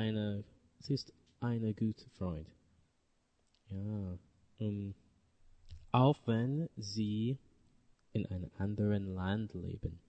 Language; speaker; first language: German; non-native, learner; English